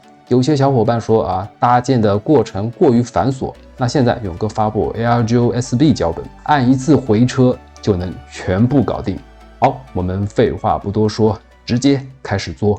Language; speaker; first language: Chinese; native; Chinese